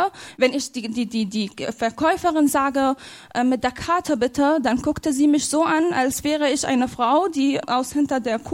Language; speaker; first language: German; non-native, fluent; Arabic